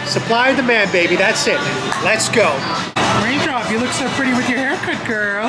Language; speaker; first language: English; native; English